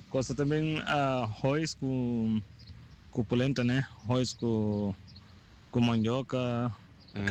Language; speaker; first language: Portuguese; non-native, learner; Wolof